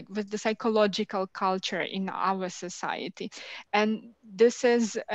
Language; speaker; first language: English; non-native, fluent; Ukrainian